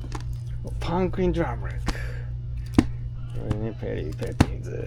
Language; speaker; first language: English; non-native, learner; Japanese